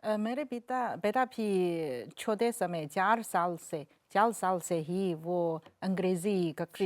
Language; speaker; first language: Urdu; non-native, learner; Chinese